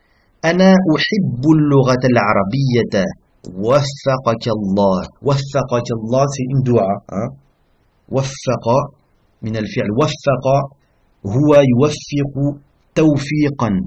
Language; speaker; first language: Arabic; non-native, fluent; French